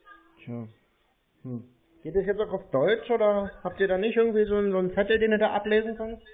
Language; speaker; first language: German; native; German